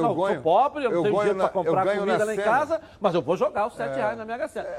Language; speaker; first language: Portuguese; native; Portuguese